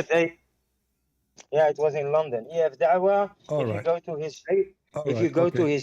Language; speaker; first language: English; non-native, fluent; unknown